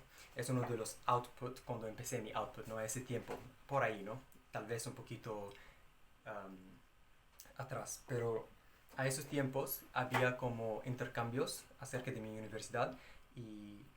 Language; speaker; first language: Spanish; non-native, fluent; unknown